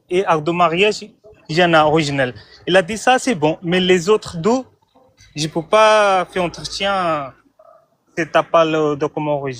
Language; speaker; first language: French; non-native, learner; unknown